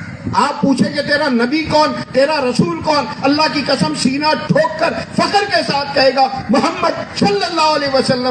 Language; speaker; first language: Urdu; non-native, local second language; Punjabi